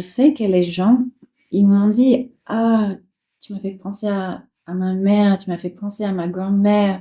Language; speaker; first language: French; non-native, fluent; English